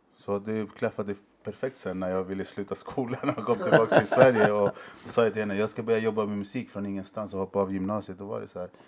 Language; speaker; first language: Swedish; early bilingual, other home language; Spanish